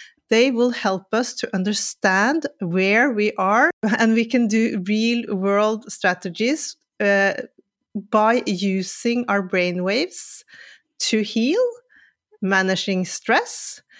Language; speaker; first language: English; non-native, fluent; Norwegian